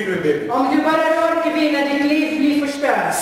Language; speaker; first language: Swedish; non-native, fluent; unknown